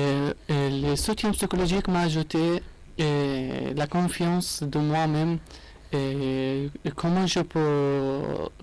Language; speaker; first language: French; non-native, learner; Arabic